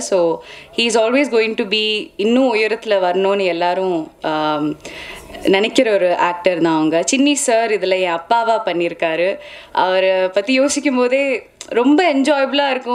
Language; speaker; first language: Tamil; non-native, local second language; Malayalam